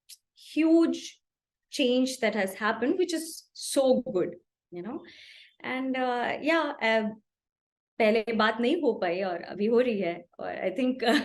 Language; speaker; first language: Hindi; non-native, local second language; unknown